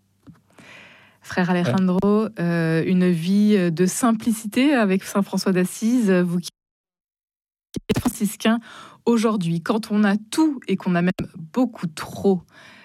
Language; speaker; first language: French; native; French